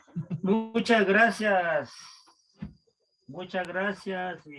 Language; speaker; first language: Spanish; non-native, local second language; Quechua